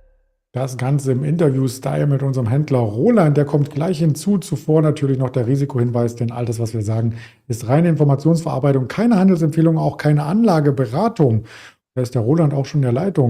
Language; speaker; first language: German; native; German